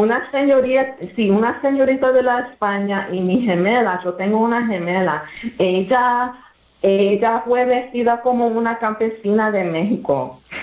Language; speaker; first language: Spanish; early bilingual, heritage; English